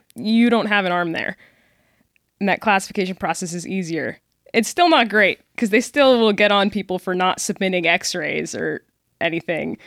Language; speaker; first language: English; native; English